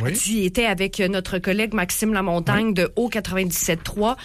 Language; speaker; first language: French; native; French